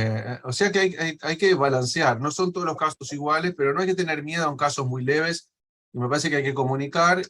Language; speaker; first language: Spanish; native; Spanish